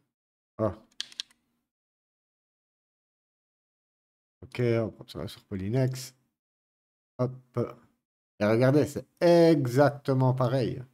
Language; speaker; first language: French; native; French